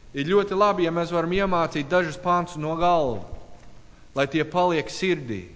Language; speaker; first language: Latvian; non-native, learner; English